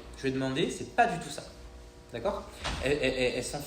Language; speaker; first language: French; native; French